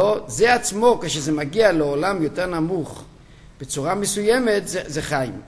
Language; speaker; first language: Hebrew; non-native, fluent; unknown